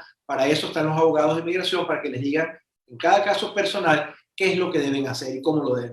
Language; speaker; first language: Spanish; native; Spanish